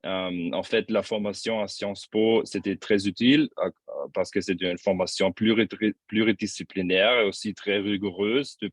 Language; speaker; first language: French; non-native, fluent; German